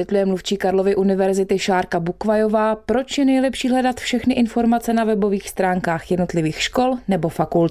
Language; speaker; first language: Czech; native; Czech